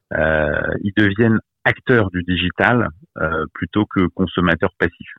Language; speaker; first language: French; native; French